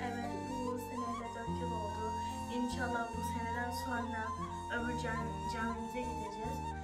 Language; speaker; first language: Turkish; early bilingual, heritage; Turkish